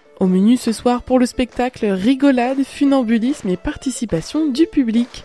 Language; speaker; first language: French; native; French